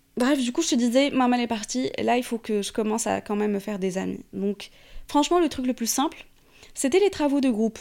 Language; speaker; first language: French; non-native, fluent; Arabic